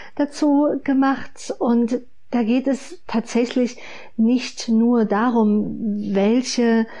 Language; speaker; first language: German; native; German